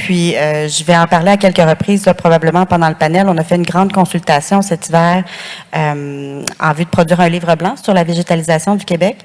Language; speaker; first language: French; native; French